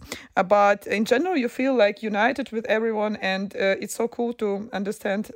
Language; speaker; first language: English; non-native, fluent; Ukrainian